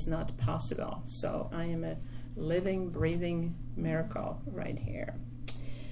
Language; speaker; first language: English; non-native, fluent; Polish